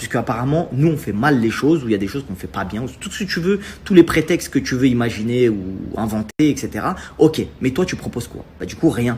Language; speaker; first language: French; native; French